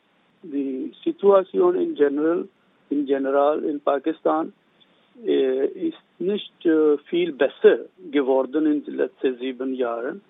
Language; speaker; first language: German; non-native, learner; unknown